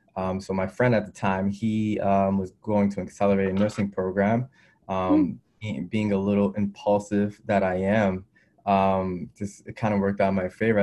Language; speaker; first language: English; native; English